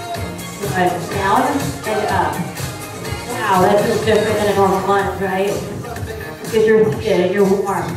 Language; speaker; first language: English; native; English